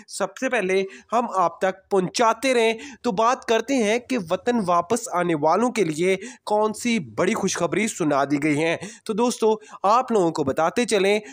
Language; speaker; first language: Urdu; native; Urdu